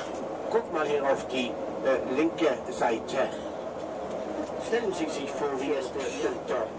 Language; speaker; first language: German; non-native, fluent; Norwegian